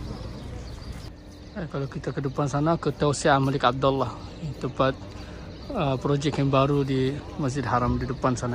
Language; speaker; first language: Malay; early bilingual, heritage; Malay